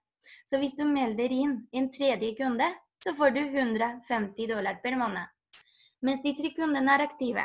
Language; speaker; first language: Norwegian; non-native, fluent; Spanish